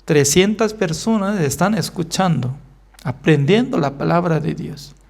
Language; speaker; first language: Spanish; non-native, fluent; Korean